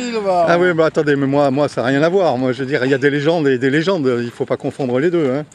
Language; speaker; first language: French; native; French